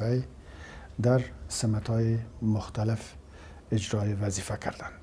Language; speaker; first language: Persian; native; Persian